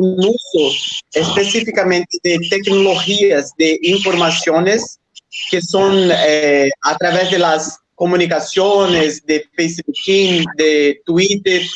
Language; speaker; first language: Spanish; non-native, fluent; Portuguese